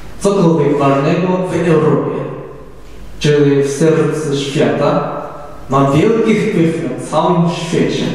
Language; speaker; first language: Polish; non-native, learner; Japanese